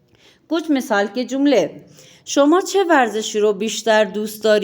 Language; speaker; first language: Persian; non-native, fluent; Urdu